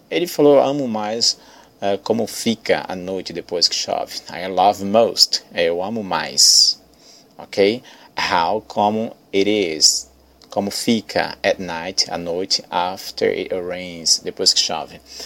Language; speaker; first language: Portuguese; native; Portuguese